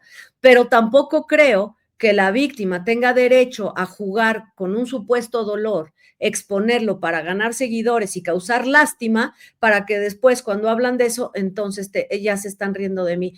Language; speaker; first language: Spanish; native; Spanish